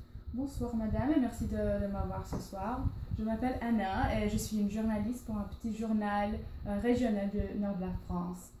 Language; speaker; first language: French; non-native, learner; English